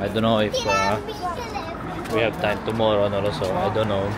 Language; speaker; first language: English; non-native, local second language; Filipino